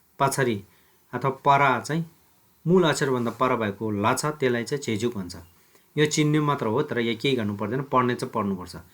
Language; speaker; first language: Nepali; non-native, local second language; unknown